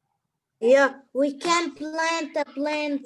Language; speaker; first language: English; non-native, learner; Arabic